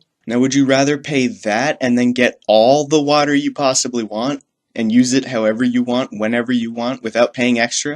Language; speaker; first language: English; native; English